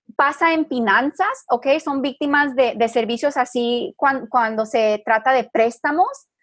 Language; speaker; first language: Spanish; early bilingual, heritage; Spanish